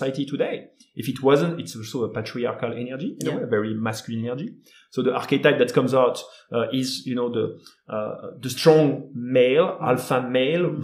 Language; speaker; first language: English; non-native, fluent; French